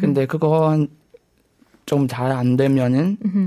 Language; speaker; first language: Korean; non-native, fluent; Burmese